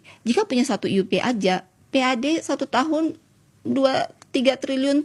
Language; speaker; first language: Indonesian; native; Indonesian